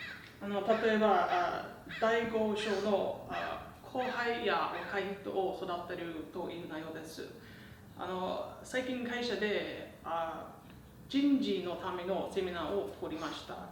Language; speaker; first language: Japanese; non-native, learner; English